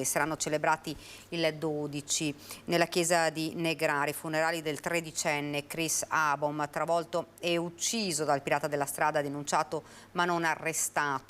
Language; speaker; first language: Italian; native; Italian